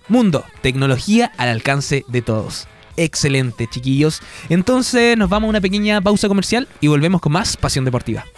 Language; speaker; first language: Spanish; native; Spanish